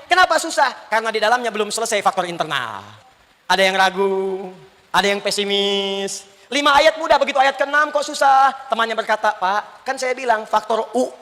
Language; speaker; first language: Indonesian; native; Indonesian